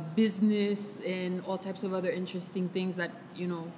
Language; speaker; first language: English; non-native, fluent; Haitian Creole